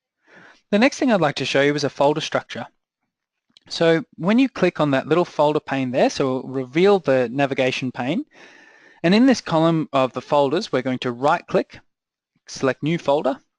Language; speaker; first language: English; native; English